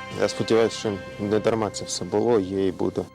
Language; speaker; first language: Ukrainian; non-native, local second language; Russian